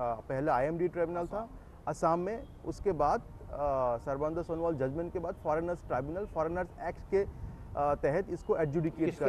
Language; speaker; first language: Urdu; non-native, local second language; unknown